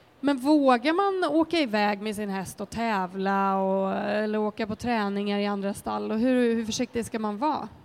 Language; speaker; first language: Swedish; native; Swedish